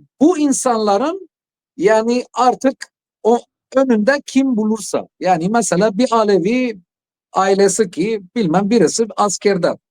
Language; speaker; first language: Turkish; non-native, fluent; Arabic